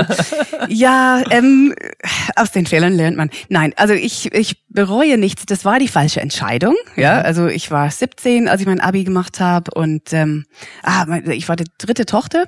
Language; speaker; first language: German; non-native, fluent; English